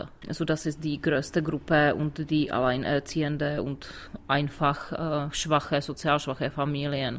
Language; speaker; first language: German; non-native, fluent; Czech